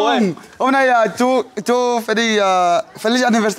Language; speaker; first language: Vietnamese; non-native, learner; Portuguese